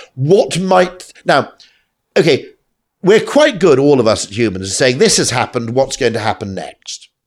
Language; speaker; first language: English; native; English